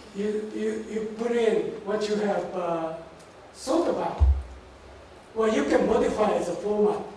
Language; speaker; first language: English; non-native, fluent; Japanese